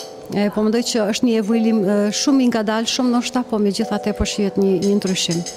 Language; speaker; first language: Albanian; native; Albanian